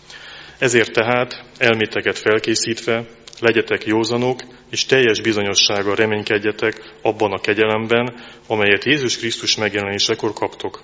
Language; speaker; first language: Hungarian; native; Hungarian